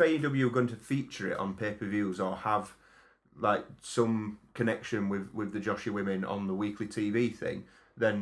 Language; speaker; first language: English; native; English